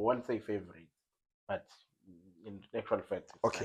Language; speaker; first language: English; non-native, local second language; Zulu